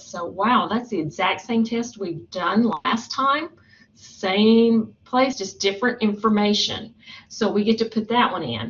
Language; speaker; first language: English; native; English